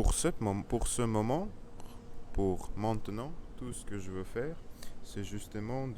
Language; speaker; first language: French; non-native, learner; Russian